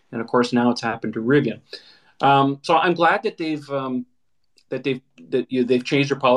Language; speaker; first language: English; native; English